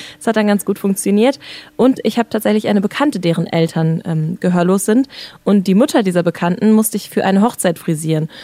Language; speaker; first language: German; native; German